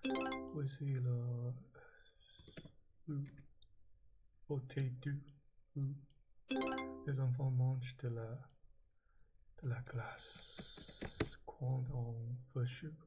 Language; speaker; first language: French; non-native, learner; English